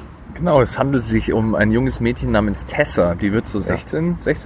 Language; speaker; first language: German; native; German